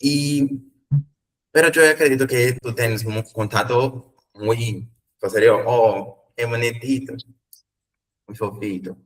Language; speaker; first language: Spanish; non-native, learner; Portuguese